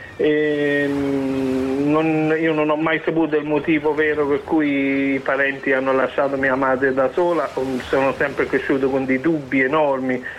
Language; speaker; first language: Italian; non-native, fluent; English